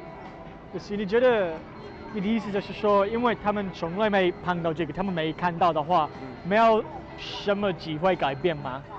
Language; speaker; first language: Chinese; non-native, learner; English